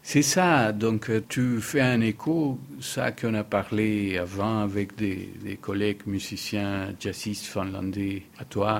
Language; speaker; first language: French; non-native, fluent; Spanish